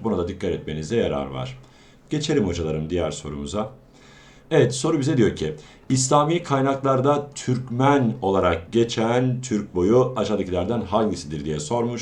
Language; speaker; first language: Turkish; native; Turkish